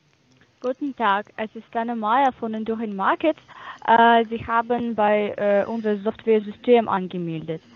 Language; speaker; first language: German; non-native, fluent; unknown